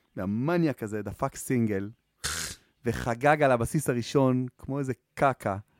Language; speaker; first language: Hebrew; native; Hebrew